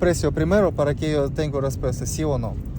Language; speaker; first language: Spanish; non-native, learner; Russian